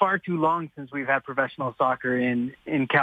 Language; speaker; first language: English; native; English